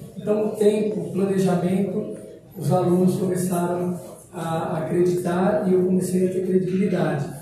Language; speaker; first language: Portuguese; native; Portuguese